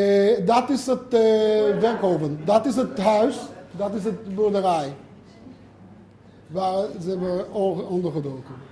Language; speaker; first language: Dutch; non-native, learner; Hebrew